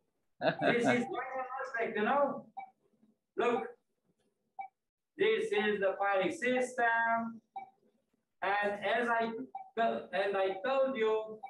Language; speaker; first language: English; non-native, fluent; Romanian